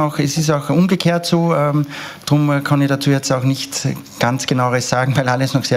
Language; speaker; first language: German; native; German